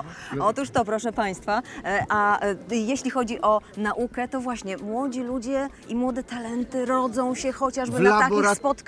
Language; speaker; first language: Polish; native; Polish